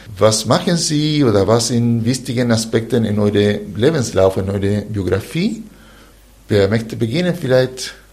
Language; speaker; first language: German; non-native, learner; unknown